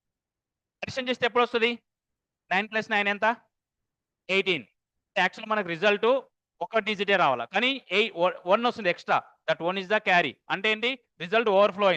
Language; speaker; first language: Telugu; native; Telugu